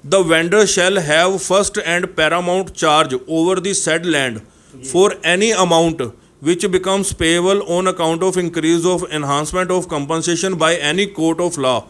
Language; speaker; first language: English; non-native, local second language; Punjabi